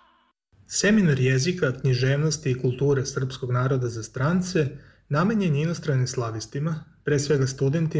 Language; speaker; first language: Serbian; native; Serbian